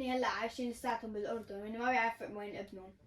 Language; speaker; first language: Arabic; native; Arabic